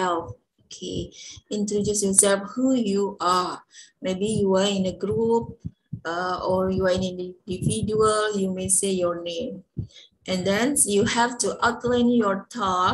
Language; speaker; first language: English; non-native, fluent; Indonesian